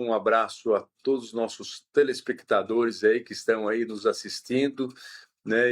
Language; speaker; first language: Portuguese; native; Portuguese